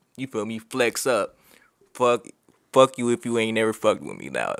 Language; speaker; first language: English; native; English